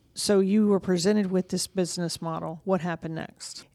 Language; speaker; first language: English; native; English